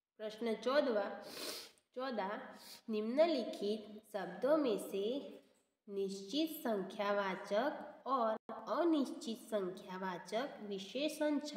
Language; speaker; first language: Hindi; non-native, local second language; Gujarati